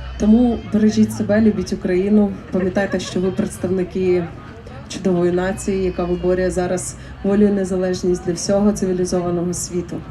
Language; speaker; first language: Ukrainian; native; Ukrainian